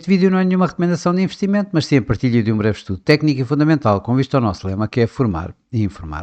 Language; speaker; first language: Portuguese; native; Portuguese